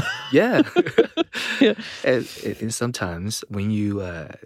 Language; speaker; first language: English; non-native, fluent; Chinese